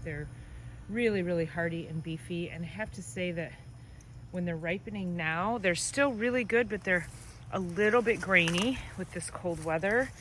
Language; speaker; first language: English; native; English